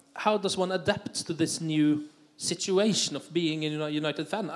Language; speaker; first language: English; non-native, fluent; Norwegian